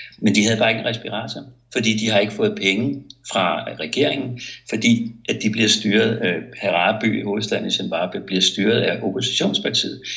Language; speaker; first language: Danish; native; Danish